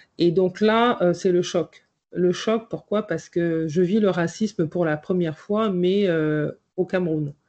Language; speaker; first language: French; native; French